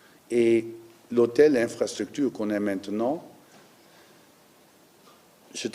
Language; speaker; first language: French; non-native, learner; Dutch